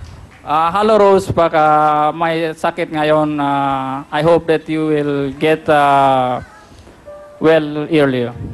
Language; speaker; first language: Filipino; non-native, learner; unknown